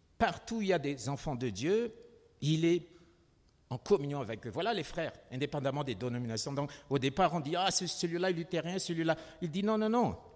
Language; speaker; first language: French; non-native, local second language; Malagasy